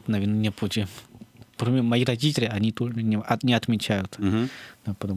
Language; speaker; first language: Russian; non-native, learner; Chinese